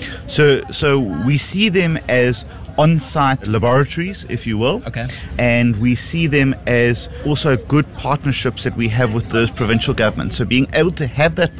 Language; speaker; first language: English; native; English